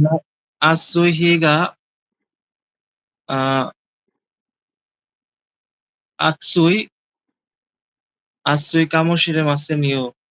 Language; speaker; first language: Japanese; non-native, learner; Bangla